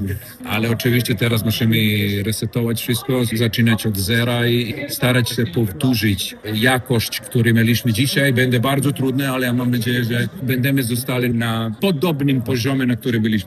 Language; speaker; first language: Polish; non-native, fluent; Serbian